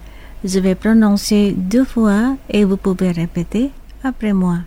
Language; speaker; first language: French; non-native, fluent; Indonesian